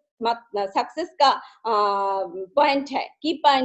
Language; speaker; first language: Hindi; non-native, local second language; Bangla